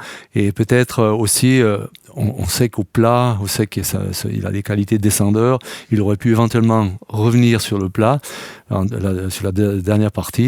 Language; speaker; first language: French; native; French